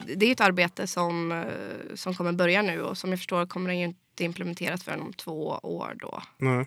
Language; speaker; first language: Swedish; native; Swedish